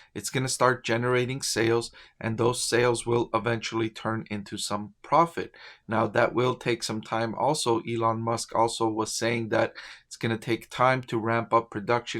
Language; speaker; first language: English; native; English